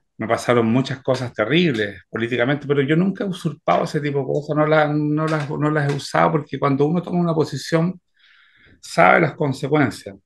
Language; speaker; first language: Spanish; native; Spanish